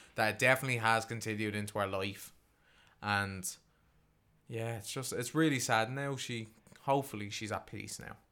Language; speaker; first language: English; native; English